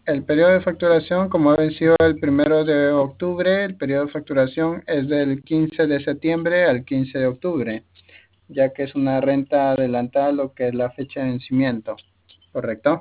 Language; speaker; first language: Spanish; native; Spanish